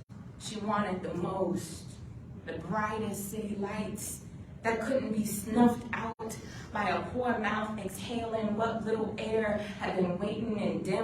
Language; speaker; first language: English; native; English